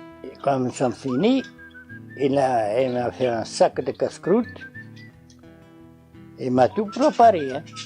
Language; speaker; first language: French; non-native, learner; Portuguese